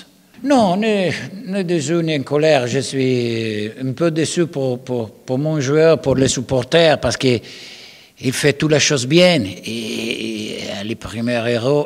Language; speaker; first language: French; non-native, learner; Spanish